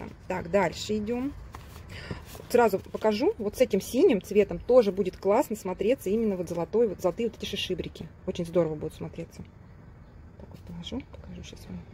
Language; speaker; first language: Russian; native; Russian